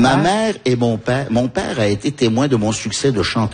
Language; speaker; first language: French; native; French